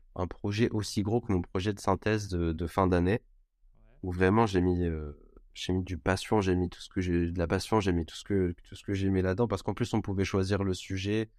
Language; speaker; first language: French; native; French